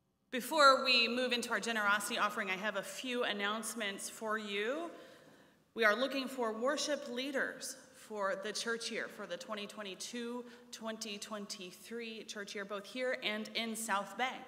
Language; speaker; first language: English; native; English